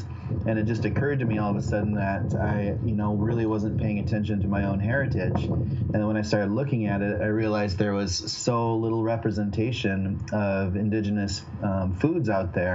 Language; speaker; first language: English; native; English